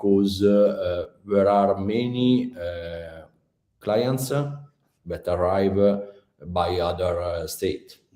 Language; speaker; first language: English; non-native, learner; Italian